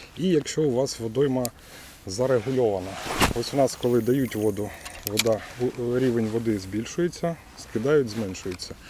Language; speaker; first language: Ukrainian; non-native, local second language; Russian